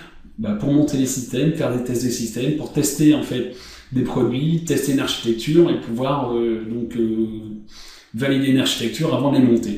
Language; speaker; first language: French; native; French